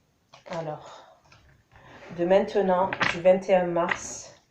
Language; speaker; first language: French; native; French